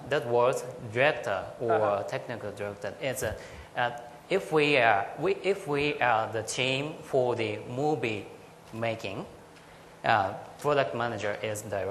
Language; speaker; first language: English; non-native, learner; Japanese